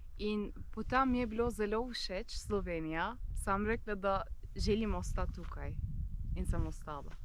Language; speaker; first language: Slovenian; non-native, fluent; Turkish